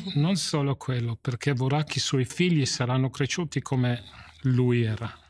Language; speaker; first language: Italian; non-native, fluent; English